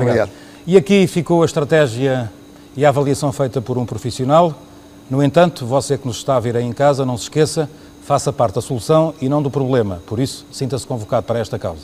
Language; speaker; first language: Portuguese; native; Portuguese